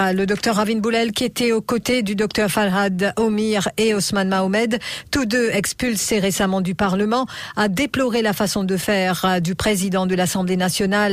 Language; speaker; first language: French; non-native, local second language; Morisyen